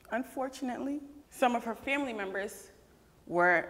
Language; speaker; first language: English; native; English